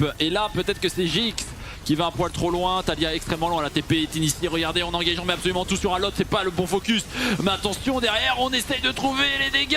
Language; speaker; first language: French; native; French